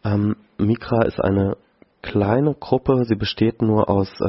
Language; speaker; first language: German; native; German